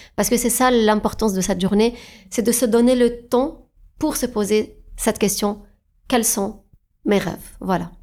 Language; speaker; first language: French; non-native, fluent; Arabic